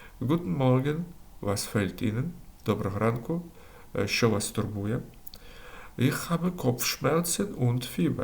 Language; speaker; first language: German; non-native, learner; Ukrainian